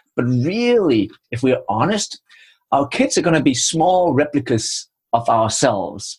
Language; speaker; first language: English; non-native, fluent; Danish